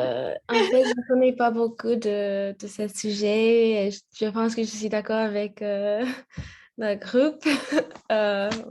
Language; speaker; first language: French; non-native, learner; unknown